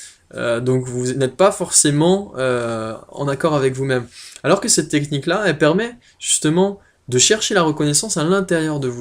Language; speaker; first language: French; native; French